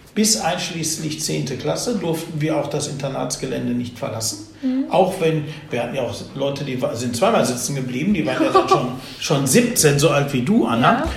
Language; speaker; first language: German; native; German